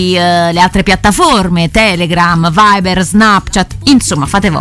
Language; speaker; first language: Italian; native; Italian